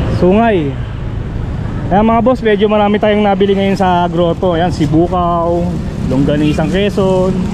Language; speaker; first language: Filipino; native; Filipino